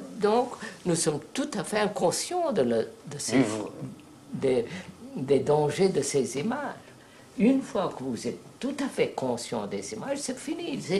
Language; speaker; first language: French; non-native, fluent; Telugu